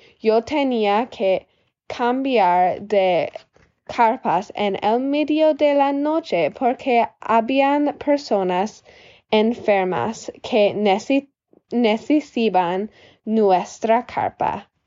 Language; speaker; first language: Spanish; non-native, learner; English